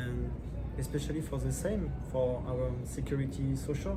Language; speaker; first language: English; non-native, learner; French